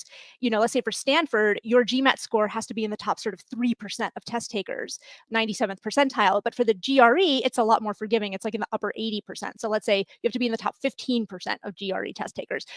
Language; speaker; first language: English; native; English